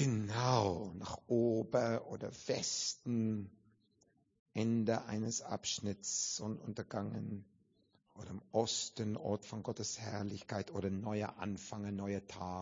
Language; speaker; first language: German; non-native, fluent; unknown